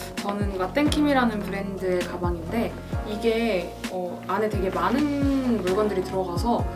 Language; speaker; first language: Korean; native; Korean